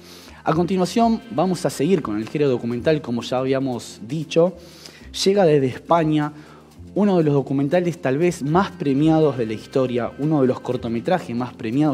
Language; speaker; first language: Spanish; native; Spanish